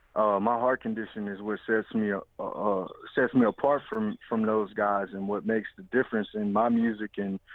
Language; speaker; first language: English; native; English